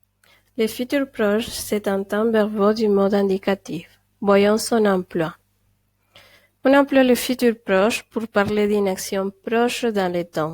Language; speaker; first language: French; non-native, fluent; Spanish